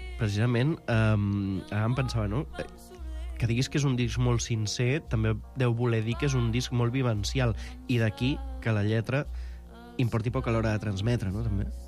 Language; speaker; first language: Catalan; native; Catalan